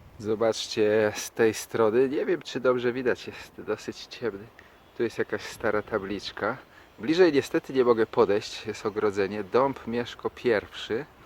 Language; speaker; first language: Polish; native; Polish